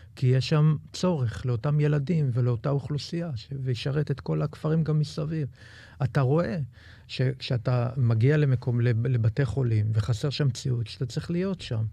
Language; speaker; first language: Hebrew; native; Hebrew